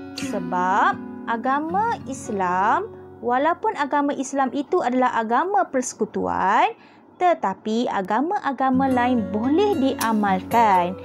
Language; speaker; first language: Malay; native; Malay